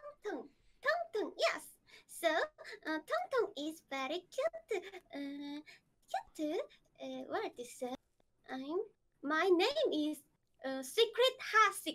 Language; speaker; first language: English; non-native, learner; Korean